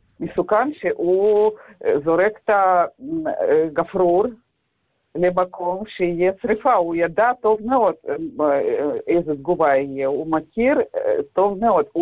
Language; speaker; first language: Hebrew; non-native, fluent; Russian